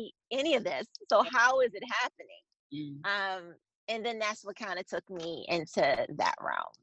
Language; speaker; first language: English; native; English